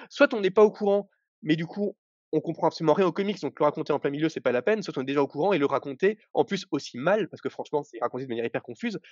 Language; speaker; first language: French; native; French